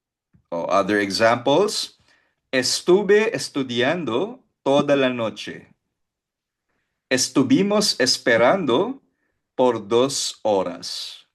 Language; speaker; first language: Spanish; non-native, fluent; Filipino